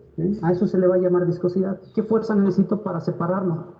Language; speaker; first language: Spanish; native; Spanish